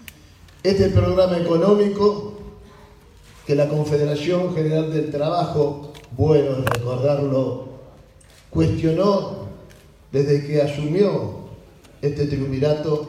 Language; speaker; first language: Spanish; native; Spanish